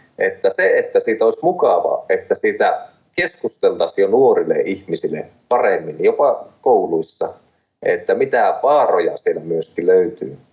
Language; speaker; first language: Finnish; native; Finnish